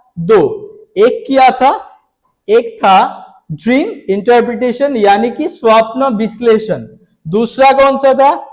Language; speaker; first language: Hindi; non-native, local second language; Bangla